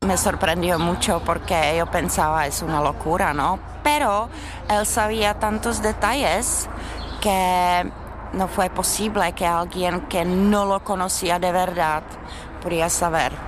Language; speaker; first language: Spanish; non-native, learner; Czech